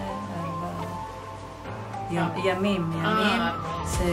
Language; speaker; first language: Hebrew; non-native, learner; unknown